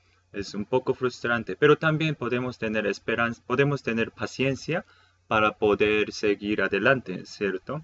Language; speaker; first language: Spanish; non-native, fluent; Korean